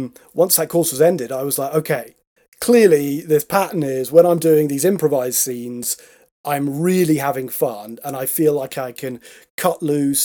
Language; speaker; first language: English; native; English